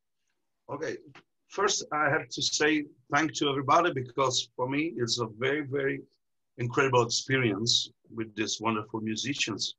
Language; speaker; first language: English; non-native, learner; Italian